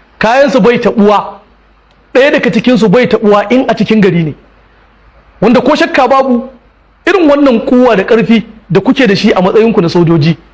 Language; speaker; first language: Hausa; native; Hausa